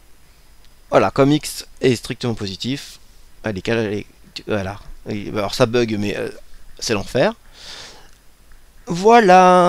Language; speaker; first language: French; native; French